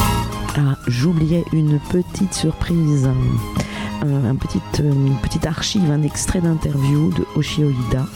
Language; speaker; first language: French; native; French